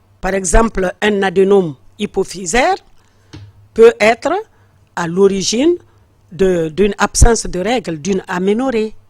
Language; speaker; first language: French; non-native, local second language; Fula